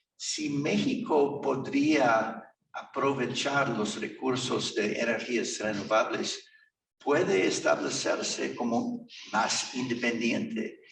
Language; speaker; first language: Spanish; non-native, fluent; English